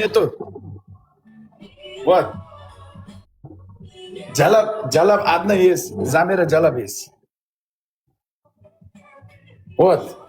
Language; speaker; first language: Russian; non-native, learner; Uzbek